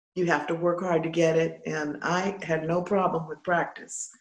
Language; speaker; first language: English; native; English